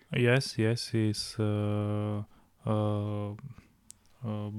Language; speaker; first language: English; non-native, learner; Romanian